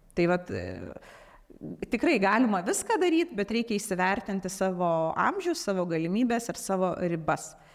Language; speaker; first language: Lithuanian; native; Lithuanian